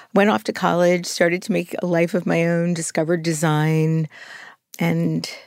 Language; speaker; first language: English; native; English